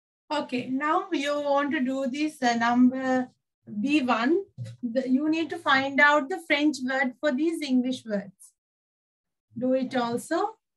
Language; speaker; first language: English; non-native, local second language; Sinhala